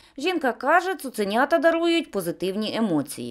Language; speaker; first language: Ukrainian; native; Ukrainian